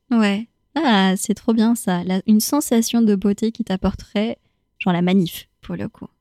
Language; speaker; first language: French; non-native, fluent; Spanish